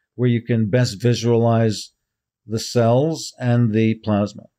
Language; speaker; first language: English; early bilingual, heritage; Hebrew